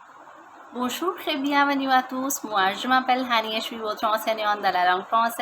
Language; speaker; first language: French; non-native, fluent; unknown